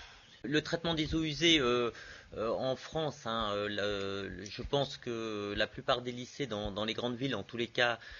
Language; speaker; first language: French; native; French